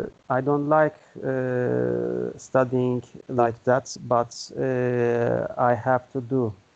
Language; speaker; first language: English; non-native, learner; Turkish